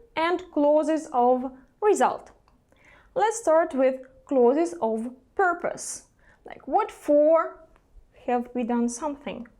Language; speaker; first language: English; non-native, fluent; Russian